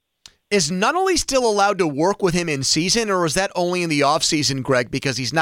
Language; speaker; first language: English; native; English